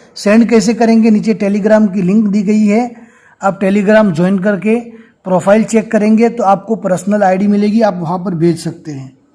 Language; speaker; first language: Hindi; native; Hindi